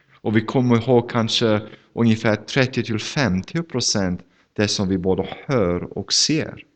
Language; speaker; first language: Swedish; non-native, fluent; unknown